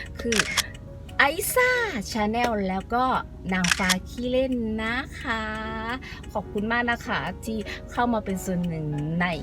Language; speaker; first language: Thai; native; Thai